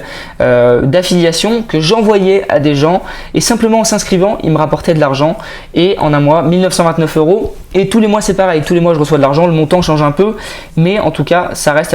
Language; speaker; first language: French; native; French